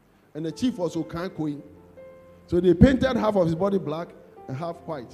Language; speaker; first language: English; non-native, local second language; Akan